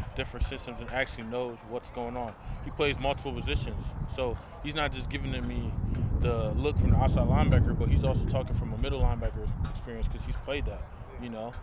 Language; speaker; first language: English; native; English